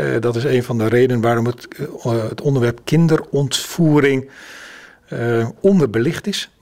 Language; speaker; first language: Dutch; native; Dutch